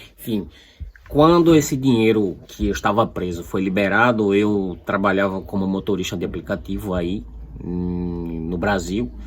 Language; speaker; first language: Portuguese; native; Portuguese